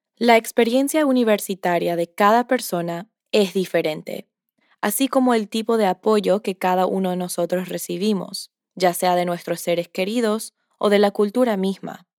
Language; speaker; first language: Spanish; early bilingual, heritage; Spanish